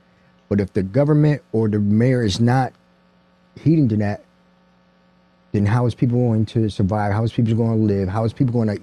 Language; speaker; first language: English; native; English